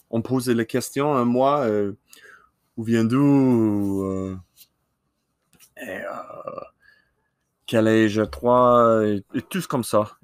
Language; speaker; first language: French; non-native, learner; English